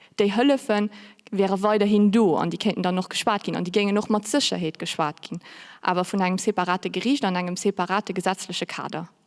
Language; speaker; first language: Luxembourgish; native; Luxembourgish